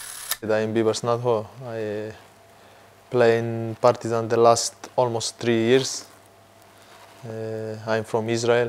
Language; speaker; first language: English; non-native, fluent; Hebrew